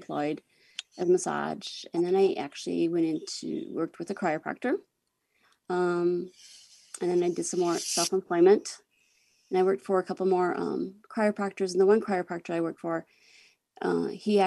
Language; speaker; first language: English; native; English